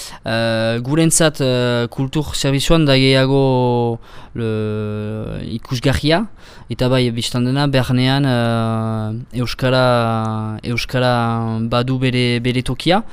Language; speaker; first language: Basque; non-native, local second language; French